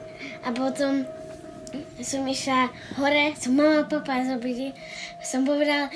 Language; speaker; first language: Slovak; early bilingual, heritage; Slovak